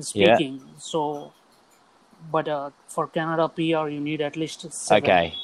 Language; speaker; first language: English; non-native, local second language; Telugu